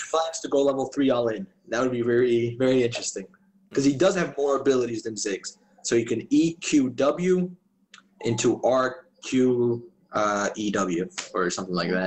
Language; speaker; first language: English; native; English